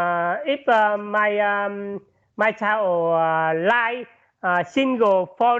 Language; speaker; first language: English; non-native, learner; Vietnamese